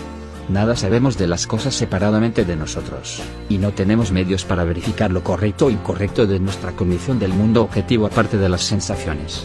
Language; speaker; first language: Spanish; native; Spanish